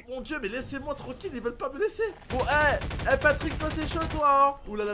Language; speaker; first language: French; native; French